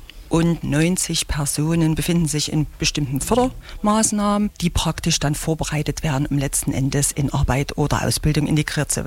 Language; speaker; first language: German; native; German